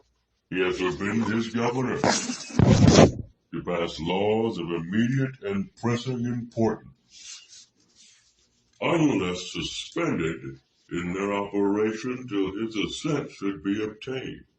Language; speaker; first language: English; native; English